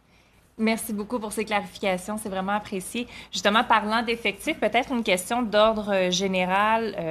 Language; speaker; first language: French; native; French